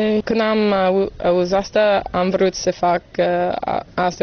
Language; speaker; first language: Romanian; non-native, learner; English